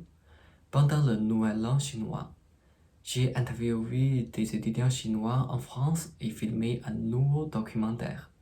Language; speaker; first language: French; non-native, fluent; Chinese